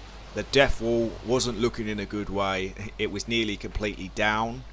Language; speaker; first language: English; native; English